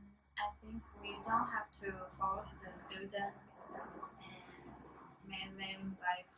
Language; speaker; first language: English; non-native, learner; Chinese